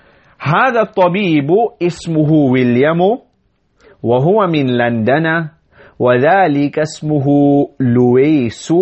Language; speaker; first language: Arabic; non-native, fluent; English